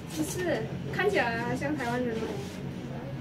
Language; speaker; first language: Chinese; early bilingual, heritage; Indonesian